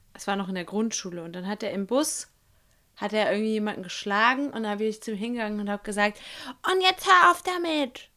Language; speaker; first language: German; native; German